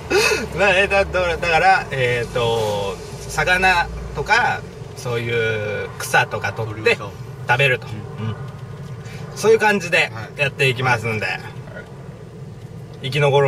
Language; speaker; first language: Japanese; native; Japanese